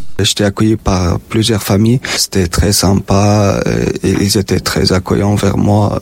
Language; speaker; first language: French; non-native, fluent; Persian